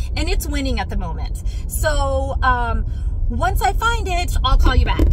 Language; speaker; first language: English; native; English